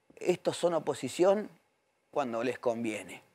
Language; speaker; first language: Spanish; native; Spanish